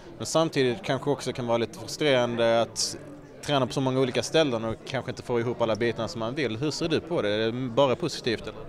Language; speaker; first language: Swedish; native; Swedish